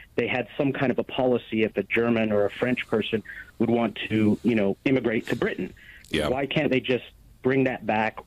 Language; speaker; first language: English; native; English